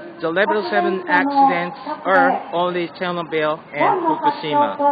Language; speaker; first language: English; non-native, learner; Japanese